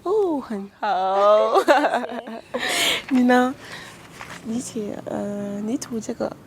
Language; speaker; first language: Chinese; non-native, learner; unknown